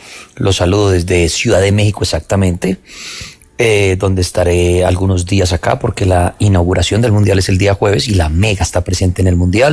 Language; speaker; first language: Spanish; native; Spanish